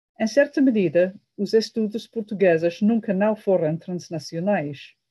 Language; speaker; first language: Portuguese; non-native, fluent; English